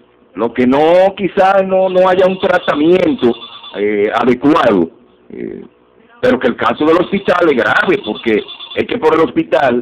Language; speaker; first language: Spanish; native; Spanish